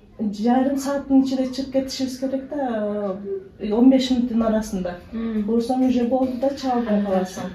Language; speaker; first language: Kyrgyz; native; Kyrgyz